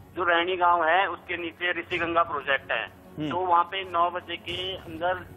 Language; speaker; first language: Hindi; native; Hindi